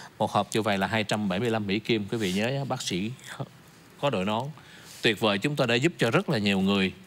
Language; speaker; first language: Vietnamese; native; Vietnamese